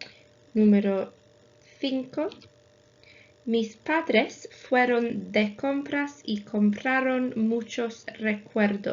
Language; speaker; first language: Spanish; non-native, fluent; English